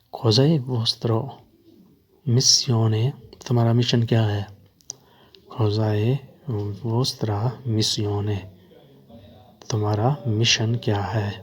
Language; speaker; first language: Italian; non-native, learner; Urdu